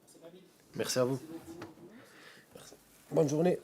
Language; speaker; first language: French; native; French